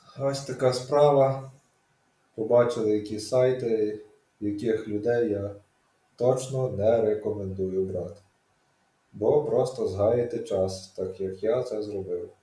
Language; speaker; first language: Ukrainian; native; Ukrainian